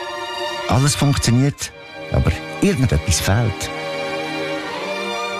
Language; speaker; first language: German; native; German